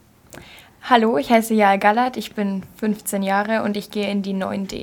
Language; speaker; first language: German; native; German